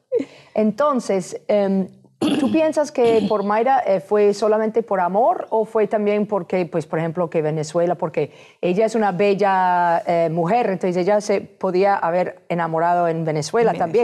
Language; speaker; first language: Spanish; non-native, fluent; English